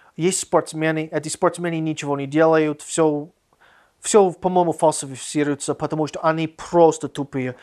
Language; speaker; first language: Russian; non-native, fluent; English